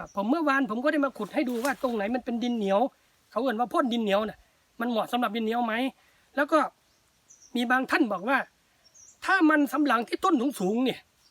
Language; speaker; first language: Thai; native; Thai